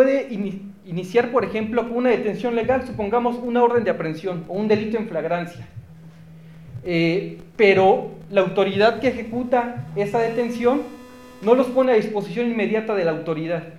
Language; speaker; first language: Spanish; native; Spanish